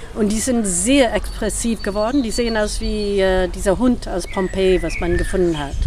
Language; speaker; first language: German; non-native, fluent; English